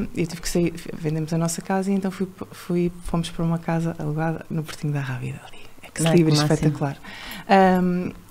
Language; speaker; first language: Portuguese; native; Portuguese